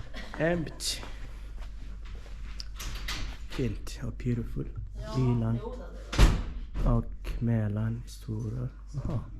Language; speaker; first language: Swedish; non-native, learner; Somali